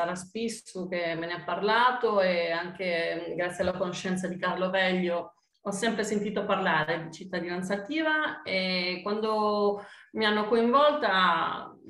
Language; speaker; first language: Italian; native; Italian